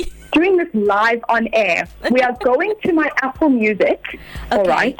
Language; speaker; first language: English; native; English